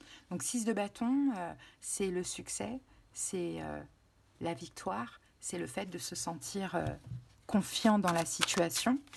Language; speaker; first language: French; native; French